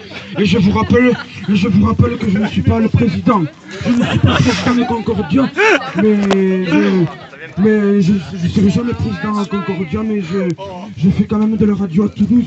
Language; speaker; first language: French; native; French